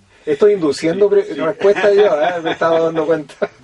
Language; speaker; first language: Spanish; native; Spanish